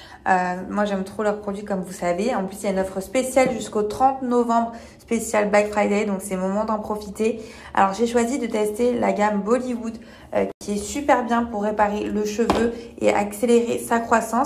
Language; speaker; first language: French; native; French